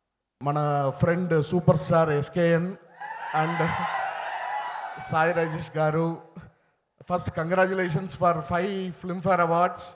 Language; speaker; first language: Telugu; non-native, learner; Tamil